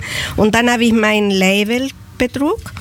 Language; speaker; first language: German; non-native, fluent; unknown